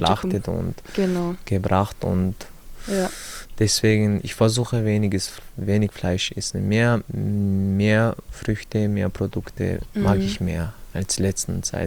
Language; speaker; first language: German; non-native, learner; Chechen